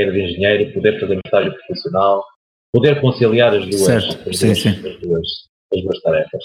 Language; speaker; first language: Portuguese; native; Portuguese